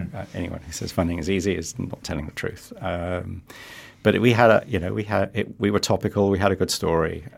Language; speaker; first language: English; native; English